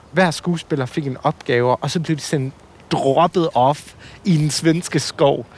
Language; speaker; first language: Danish; early bilingual, other home language; Assyrian Neo-Aramaic